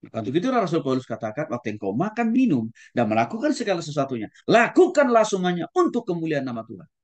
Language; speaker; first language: Indonesian; non-native, local second language; Batak Toba